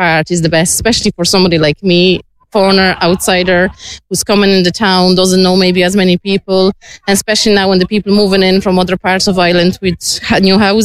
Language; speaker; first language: English; non-native, fluent; Polish